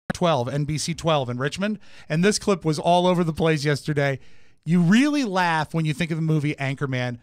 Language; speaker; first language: English; native; English